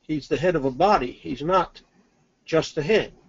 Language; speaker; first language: English; native; English